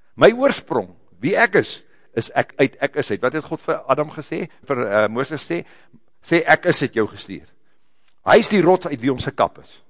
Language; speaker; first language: Afrikaans; native; Afrikaans